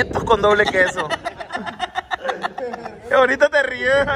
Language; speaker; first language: Spanish; native; Spanish